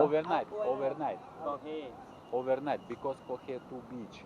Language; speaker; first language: English; non-native, learner; Thai